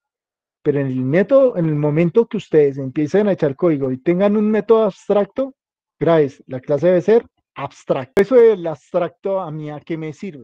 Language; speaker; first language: Spanish; native; Spanish